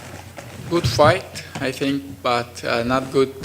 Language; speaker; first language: English; non-native, learner; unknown